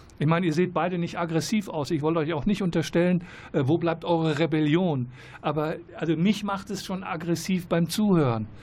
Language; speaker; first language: German; native; German